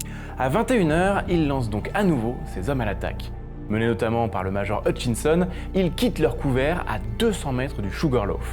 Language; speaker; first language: French; native; French